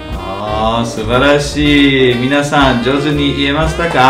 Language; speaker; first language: Japanese; non-native, fluent; Italian